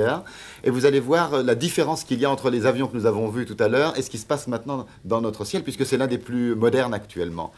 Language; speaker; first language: French; native; French